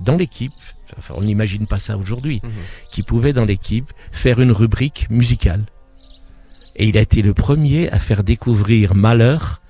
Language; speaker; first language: French; native; French